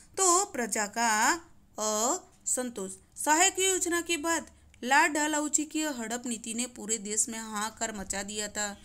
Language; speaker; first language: Hindi; non-native, local second language; Gujarati